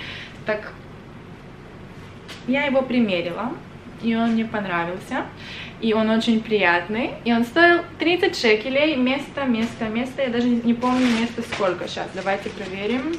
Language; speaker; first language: Russian; early bilingual, other home language; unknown